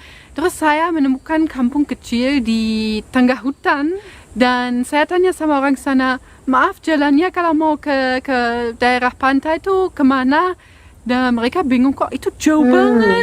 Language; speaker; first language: Indonesian; non-native, fluent; German